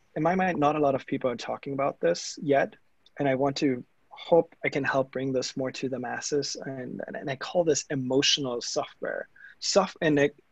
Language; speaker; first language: English; non-native, fluent; German